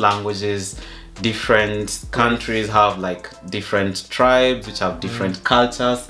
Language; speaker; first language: English; non-native, local second language; Gusii